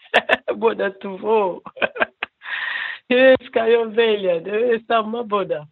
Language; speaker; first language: Swedish; non-native, learner; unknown